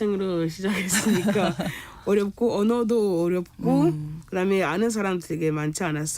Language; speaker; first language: Korean; non-native, fluent; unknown